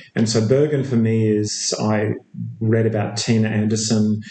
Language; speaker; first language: English; native; English